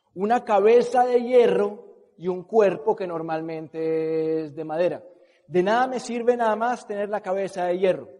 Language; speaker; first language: Spanish; native; Spanish